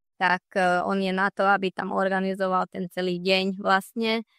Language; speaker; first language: Slovak; non-native, local second language; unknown